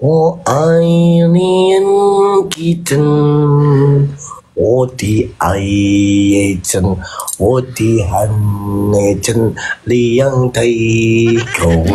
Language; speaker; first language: English; non-native, learner; Sundanese